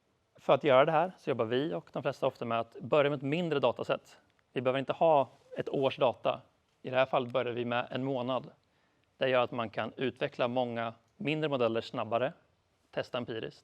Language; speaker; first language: Swedish; native; Swedish